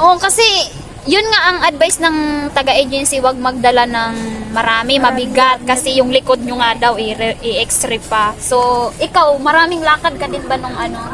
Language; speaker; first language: Filipino; non-native, local second language; Cebuano